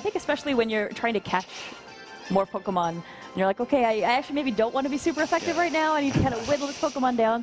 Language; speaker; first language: English; native; English